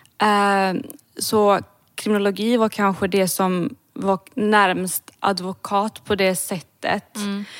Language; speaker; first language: Swedish; early bilingual, other home language; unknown